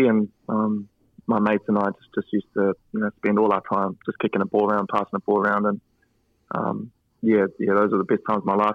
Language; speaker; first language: English; native; English